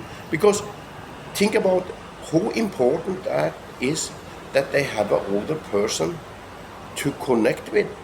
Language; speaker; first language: English; non-native, fluent; Norwegian